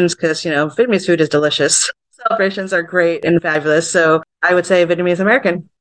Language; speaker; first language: English; early bilingual, other home language; Vietnamese